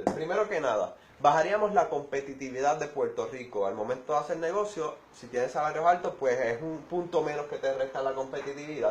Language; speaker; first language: Spanish; native; Spanish